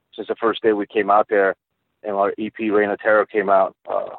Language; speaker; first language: English; early bilingual, other home language; Spanish